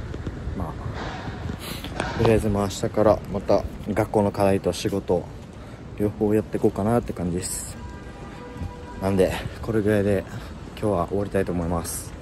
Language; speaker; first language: Japanese; native; Japanese